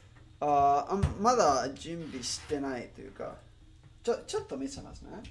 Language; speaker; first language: Japanese; non-native, learner; Spanish